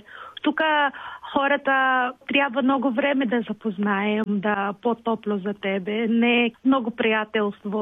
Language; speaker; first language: Bulgarian; non-native, learner; Filipino